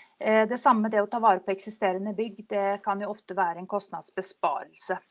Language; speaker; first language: Norwegian; native; Norwegian